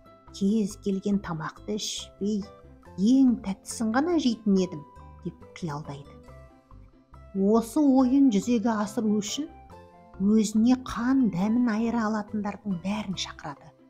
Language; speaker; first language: Kazakh; native; Kazakh